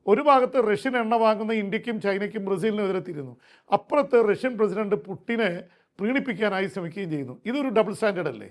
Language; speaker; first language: Malayalam; native; Malayalam